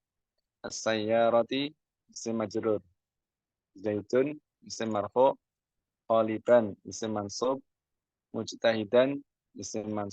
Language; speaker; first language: Arabic; non-native, learner; Indonesian